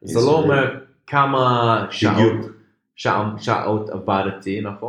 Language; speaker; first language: Hebrew; non-native, fluent; English